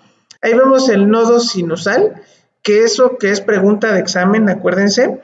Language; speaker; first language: Spanish; native; Spanish